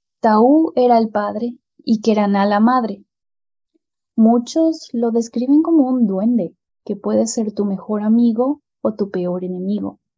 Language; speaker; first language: Spanish; native; Spanish